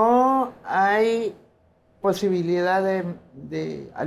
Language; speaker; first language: Spanish; non-native, local second language; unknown